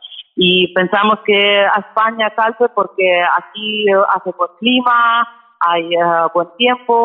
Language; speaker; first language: Spanish; non-native, fluent; Ukrainian